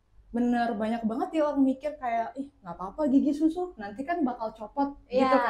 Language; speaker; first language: Indonesian; native; Indonesian